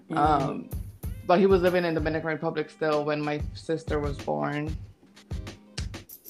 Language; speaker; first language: English; native; English